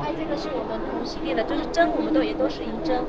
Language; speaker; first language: Chinese; native; Chinese